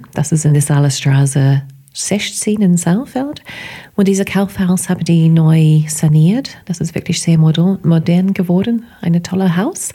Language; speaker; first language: German; non-native, fluent; English